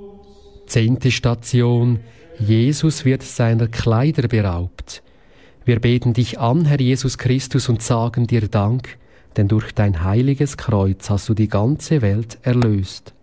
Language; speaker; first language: German; native; German